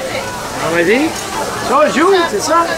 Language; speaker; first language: French; native; French